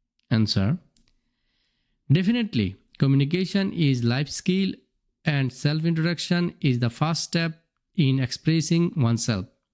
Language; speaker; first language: English; non-native, local second language; Bangla